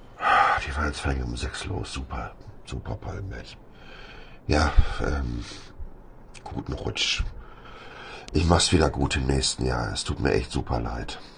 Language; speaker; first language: German; native; German